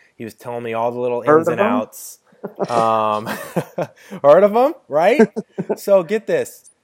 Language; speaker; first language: English; native; English